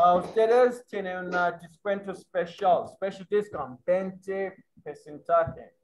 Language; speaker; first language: Spanish; non-native, learner; English